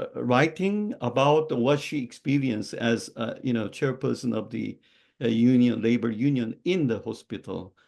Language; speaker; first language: English; non-native, learner; Korean